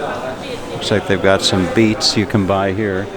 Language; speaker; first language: English; native; English